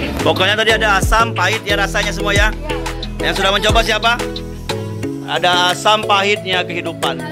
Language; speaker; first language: Indonesian; native; Indonesian